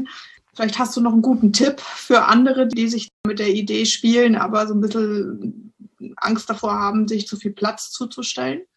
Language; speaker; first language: German; native; German